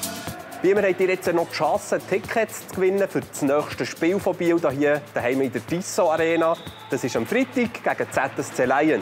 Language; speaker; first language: German; native; German